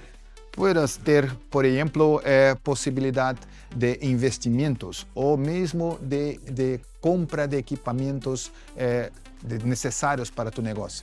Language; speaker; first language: Spanish; non-native, fluent; Portuguese